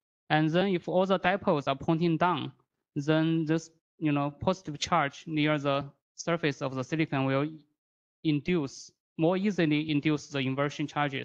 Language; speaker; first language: English; non-native, fluent; Chinese